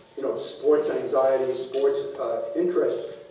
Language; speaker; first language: English; native; English